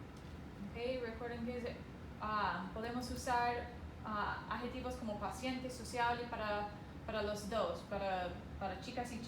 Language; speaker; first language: Spanish; non-native, fluent; English